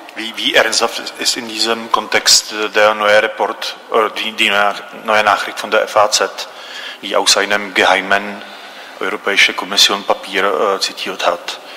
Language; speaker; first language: German; non-native, fluent; Czech